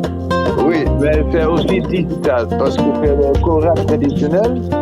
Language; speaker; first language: French; non-native, fluent; Dutch